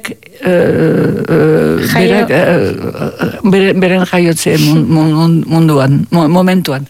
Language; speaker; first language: Basque; native; Basque